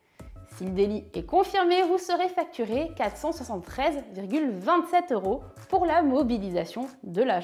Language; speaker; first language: French; native; French